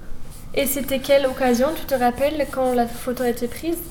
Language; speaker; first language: French; native; French